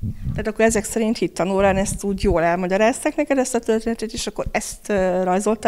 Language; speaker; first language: Hungarian; native; Hungarian